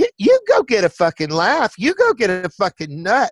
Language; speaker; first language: English; native; English